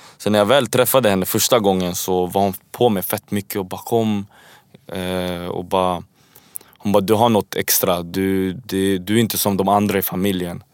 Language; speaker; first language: Swedish; early bilingual, other home language; Spanish